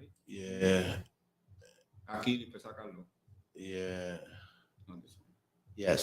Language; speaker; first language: English; native; English